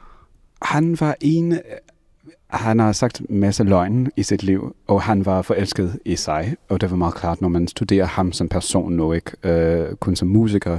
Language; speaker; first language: Danish; non-native, fluent; English